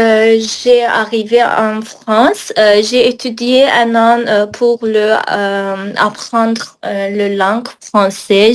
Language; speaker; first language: French; non-native, learner; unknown